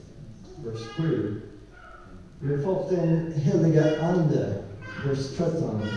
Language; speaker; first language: Swedish; non-native, learner; English